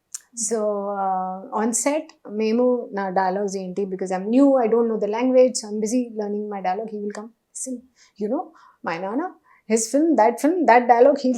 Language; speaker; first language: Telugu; non-native, learner; Hindi